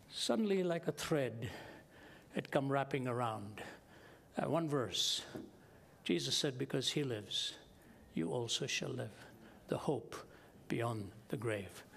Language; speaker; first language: English; non-native, local second language; Hindi